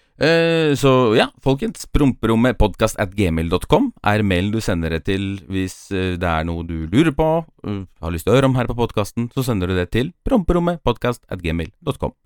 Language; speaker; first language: Norwegian; early bilingual, other home language; Polish